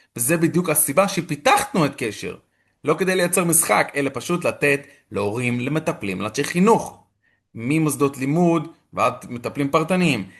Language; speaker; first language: Hebrew; non-native, fluent; English